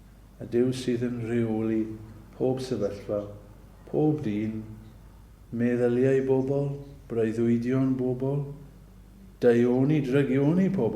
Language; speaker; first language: Welsh; native; Welsh